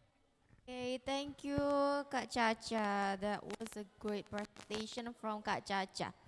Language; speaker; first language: English; non-native, learner; Indonesian